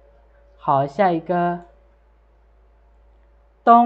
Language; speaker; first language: Chinese; non-native, fluent; Lao